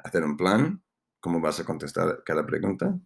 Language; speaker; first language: Spanish; non-native, fluent; English